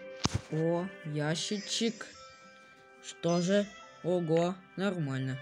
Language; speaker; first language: Russian; native; Russian